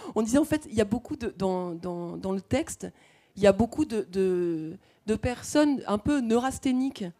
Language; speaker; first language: French; native; French